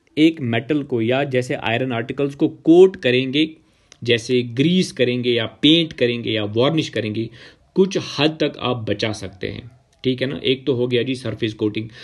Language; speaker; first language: Hindi; non-native, local second language; Kashmiri